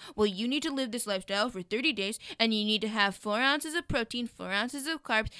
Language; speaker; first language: English; native; English